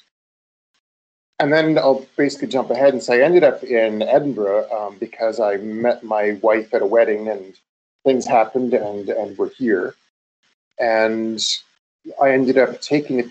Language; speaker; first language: English; native; English